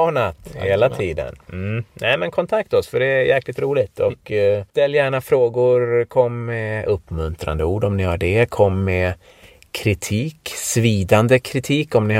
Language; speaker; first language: Swedish; native; Swedish